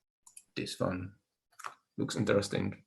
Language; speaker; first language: English; non-native, learner; Czech